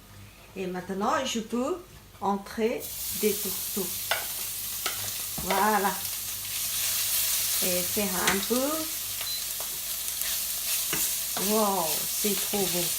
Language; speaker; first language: French; non-native, learner; Thai